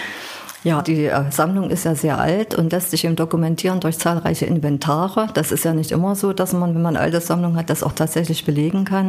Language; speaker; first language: German; native; German